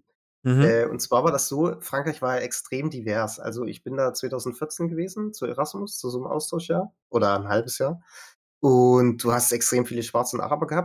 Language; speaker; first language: German; native; German